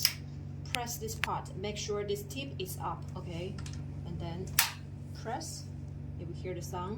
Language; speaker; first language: English; non-native, learner; Chinese